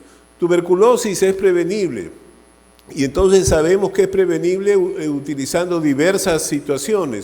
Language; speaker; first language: Spanish; native; Spanish